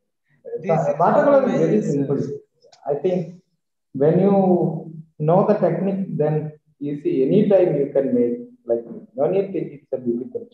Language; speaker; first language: English; non-native, learner; Malayalam